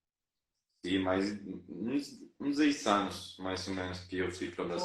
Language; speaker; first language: Portuguese; non-native, fluent; Spanish